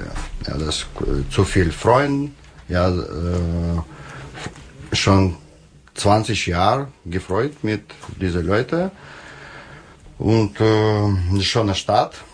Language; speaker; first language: German; non-native, learner; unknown